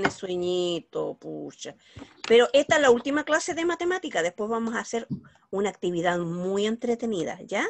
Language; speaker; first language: Spanish; native; Spanish